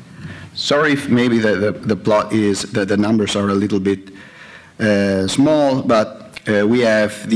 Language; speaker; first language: English; non-native, fluent; Italian